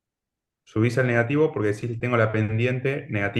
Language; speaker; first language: Spanish; native; Spanish